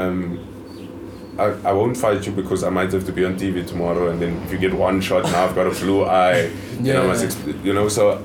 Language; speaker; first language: English; native; English